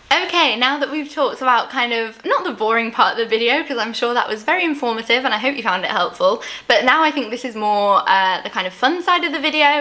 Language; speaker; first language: English; native; English